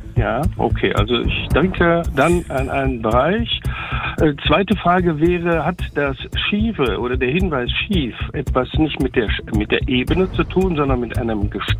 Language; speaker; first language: German; native; German